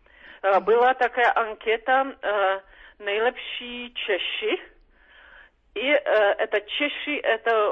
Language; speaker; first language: Russian; non-native, fluent; Czech